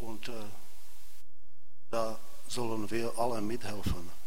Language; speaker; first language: German; non-native, fluent; Czech